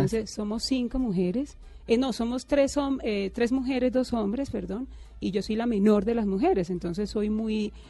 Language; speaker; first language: Spanish; native; Spanish